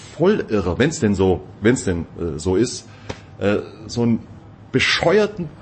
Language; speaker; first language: German; native; German